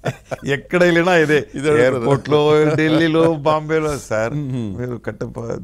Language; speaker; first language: Telugu; non-native, learner; Tamil